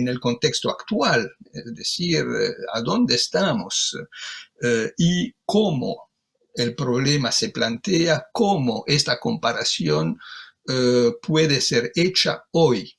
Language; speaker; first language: Spanish; non-native, fluent; Italian